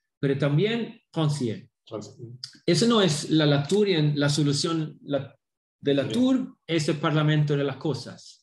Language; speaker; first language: Spanish; non-native, fluent; Swedish